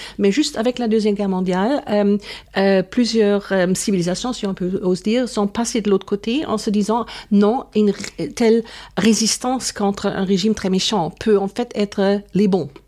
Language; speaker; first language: French; non-native, fluent; German